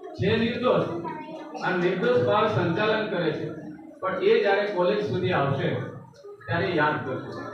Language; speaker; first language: Gujarati; non-native, local second language; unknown